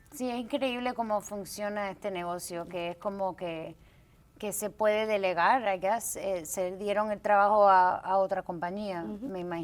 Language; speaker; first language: Spanish; early bilingual, heritage; Spanish